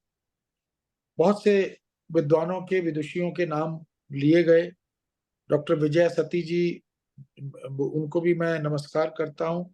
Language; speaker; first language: Hindi; native; Hindi